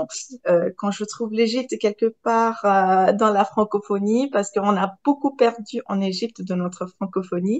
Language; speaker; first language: French; non-native, local second language; Arabic